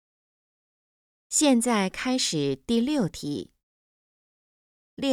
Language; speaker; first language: Chinese; native; Chinese